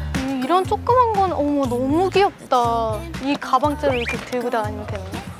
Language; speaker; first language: Korean; native; Korean